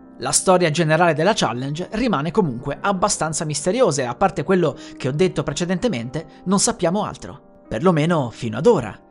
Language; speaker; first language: Italian; native; Italian